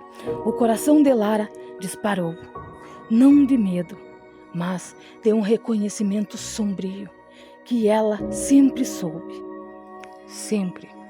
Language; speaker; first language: Portuguese; native; Portuguese